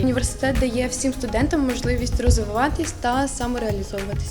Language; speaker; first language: Ukrainian; native; Ukrainian